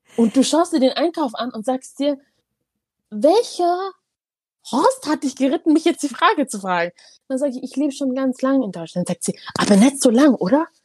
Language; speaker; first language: German; early bilingual, other home language; Tigrinya